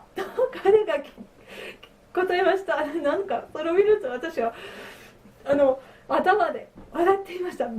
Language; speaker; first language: Japanese; non-native, learner; French